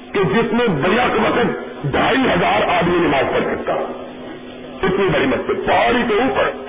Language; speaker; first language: Urdu; non-native, local second language; Punjabi